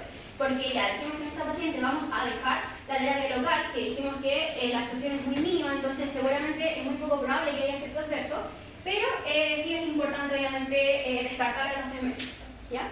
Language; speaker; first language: Spanish; native; Spanish